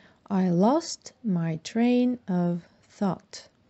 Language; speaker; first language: English; non-native, fluent; Bulgarian